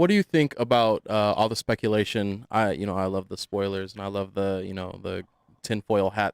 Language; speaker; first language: English; native; English